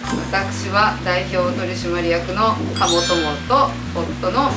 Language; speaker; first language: Japanese; native; Japanese